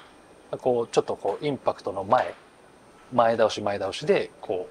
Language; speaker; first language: Japanese; native; Japanese